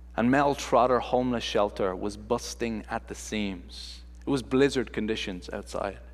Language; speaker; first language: English; native; English